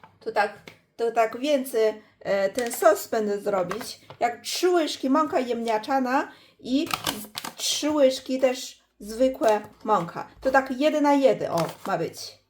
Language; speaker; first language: Polish; non-native, learner; Chinese